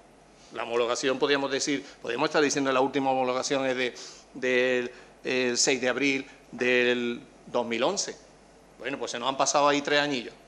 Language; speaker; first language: Spanish; native; Spanish